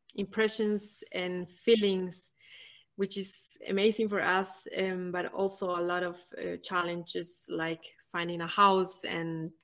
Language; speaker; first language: English; non-native, fluent; Spanish